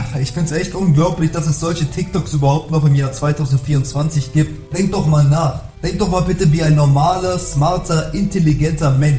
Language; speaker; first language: German; native; German